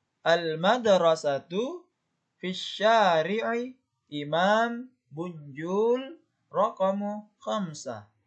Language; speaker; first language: Arabic; non-native, fluent; Indonesian